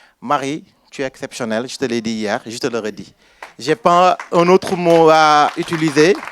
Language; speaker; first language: French; non-native, local second language; Wolof